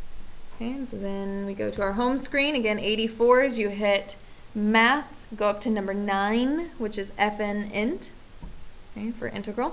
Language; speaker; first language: English; native; English